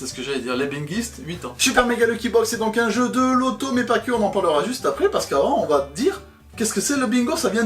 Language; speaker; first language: French; native; French